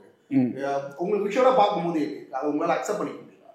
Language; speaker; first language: Tamil; native; Tamil